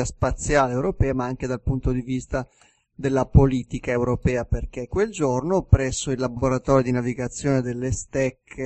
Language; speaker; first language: Italian; native; Italian